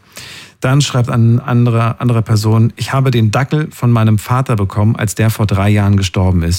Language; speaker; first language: German; native; German